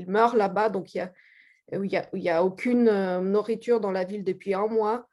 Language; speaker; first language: French; non-native, fluent; Russian